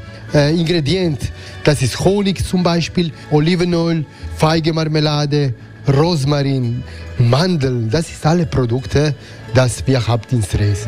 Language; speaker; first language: German; non-native, learner; Croatian